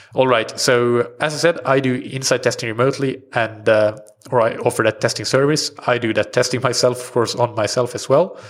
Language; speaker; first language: English; non-native, fluent; Swedish